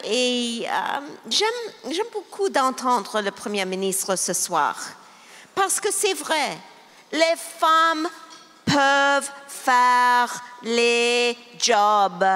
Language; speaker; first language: French; non-native, local second language; English